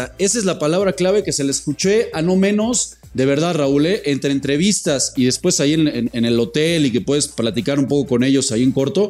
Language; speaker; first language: Spanish; native; Spanish